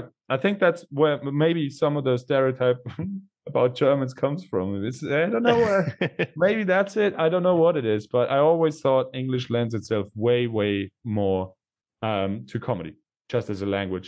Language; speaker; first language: English; non-native, fluent; German